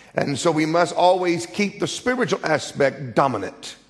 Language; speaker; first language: English; native; English